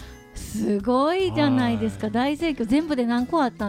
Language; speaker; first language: Japanese; native; Japanese